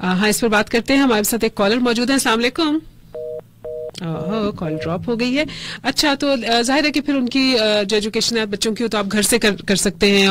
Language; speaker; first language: Urdu; native; Urdu